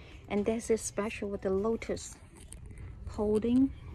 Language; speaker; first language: English; non-native, learner; Cantonese